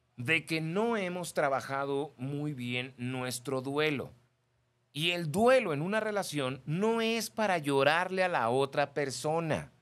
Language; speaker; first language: Spanish; native; Spanish